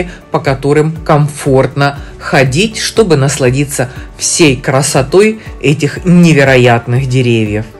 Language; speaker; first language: Russian; native; Russian